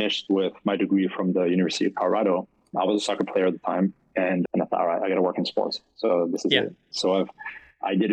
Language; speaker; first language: English; non-native, fluent; French